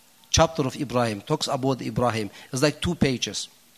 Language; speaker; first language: English; non-native, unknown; Turkish